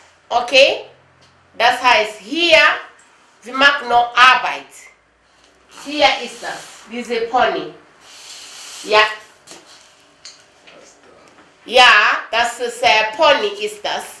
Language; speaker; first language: German; non-native, learner; Lingala